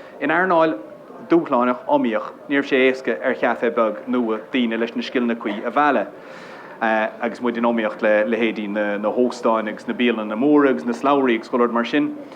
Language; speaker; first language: Irish; non-native, local second language; English